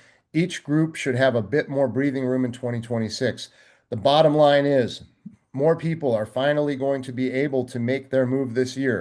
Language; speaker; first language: English; native; English